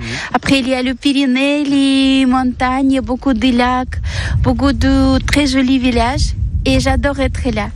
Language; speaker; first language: French; non-native, learner; Ukrainian